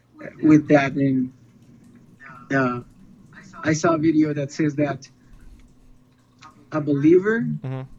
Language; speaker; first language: English; non-native, fluent; Spanish